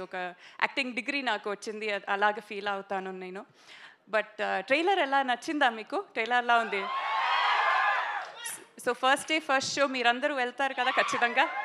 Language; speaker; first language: Telugu; non-native, local second language; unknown